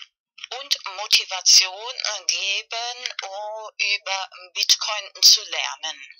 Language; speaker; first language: German; non-native, fluent; Spanish